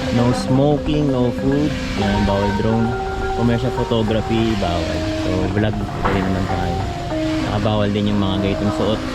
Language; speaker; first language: Filipino; non-native, local second language; Iloko